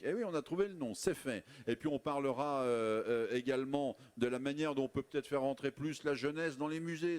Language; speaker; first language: French; native; French